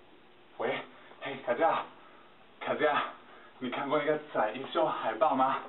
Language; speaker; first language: Chinese; non-native, learner; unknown